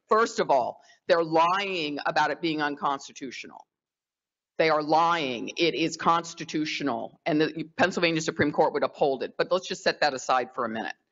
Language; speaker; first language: English; native; English